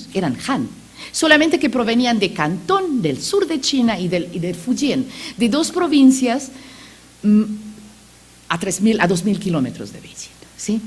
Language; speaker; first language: Spanish; non-native, fluent; Macedonian